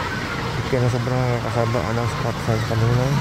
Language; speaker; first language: Filipino; non-native, local second language; Cebuano